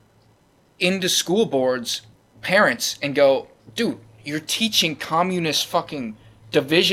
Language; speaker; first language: English; native; English